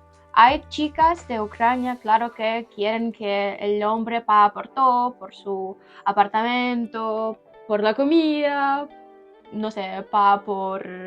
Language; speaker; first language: Spanish; non-native, learner; Ukrainian